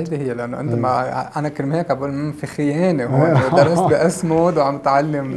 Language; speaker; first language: Arabic; native; Arabic